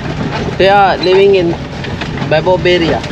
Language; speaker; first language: English; non-native, learner; Tamil